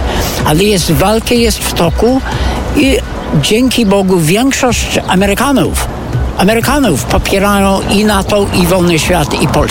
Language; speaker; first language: Polish; non-native, fluent; English